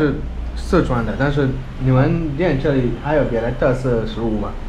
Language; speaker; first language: Chinese; non-native, fluent; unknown